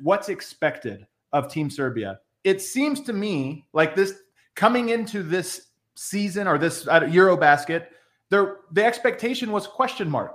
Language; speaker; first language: English; native; English